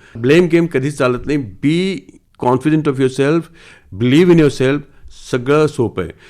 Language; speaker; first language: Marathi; non-native, local second language; Sindhi